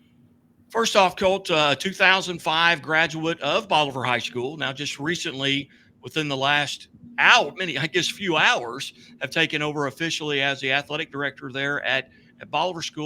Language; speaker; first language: English; native; English